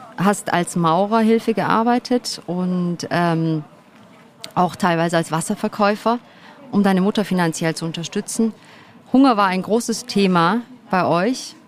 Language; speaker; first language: German; early bilingual, other home language; Turkish